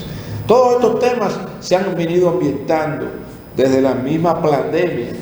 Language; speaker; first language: Spanish; native; Spanish